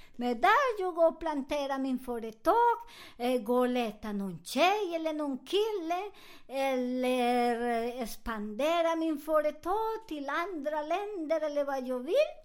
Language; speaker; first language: Swedish; non-native, learner; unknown